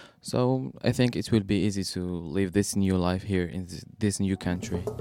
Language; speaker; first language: English; non-native, learner; Arabic